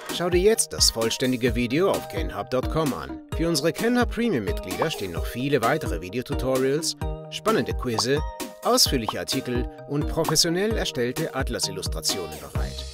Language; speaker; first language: German; native; German